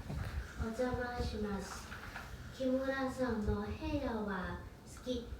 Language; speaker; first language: Japanese; non-native, learner; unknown